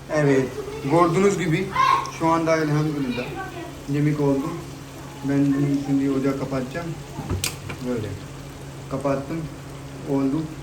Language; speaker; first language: Turkish; non-native, learner; Urdu